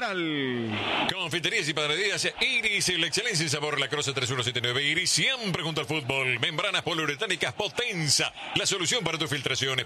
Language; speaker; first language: Spanish; native; Spanish